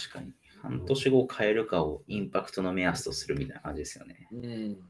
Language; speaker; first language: Japanese; native; Japanese